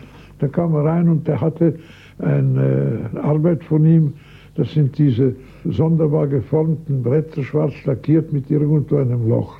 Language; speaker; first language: German; native; German